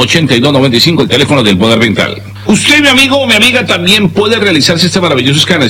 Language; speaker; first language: Spanish; native; Spanish